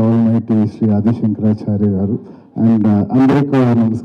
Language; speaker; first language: Telugu; non-native, learner; Kannada